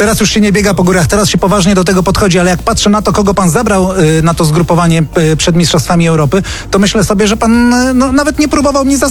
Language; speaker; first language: Polish; native; Polish